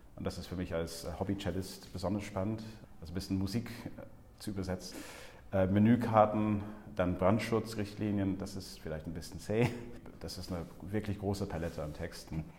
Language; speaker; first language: German; non-native, fluent; English